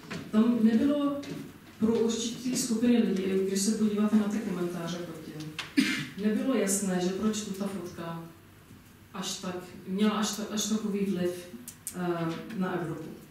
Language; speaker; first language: Czech; non-native, fluent; Arabic